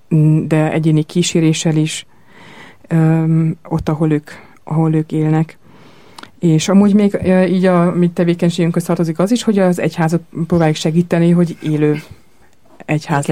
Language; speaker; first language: Hungarian; native; Hungarian